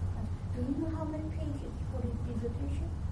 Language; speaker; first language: English; non-native, learner; Chinese